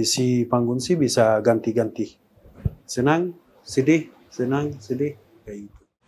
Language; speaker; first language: Indonesian; non-native, learner; Persian